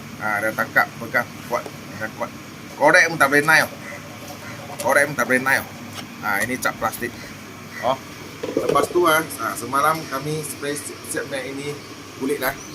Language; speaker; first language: Malay; non-native, local second language; Min Nan Chinese